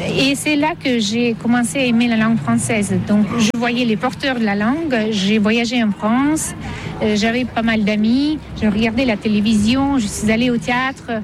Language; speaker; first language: French; non-native, fluent; Russian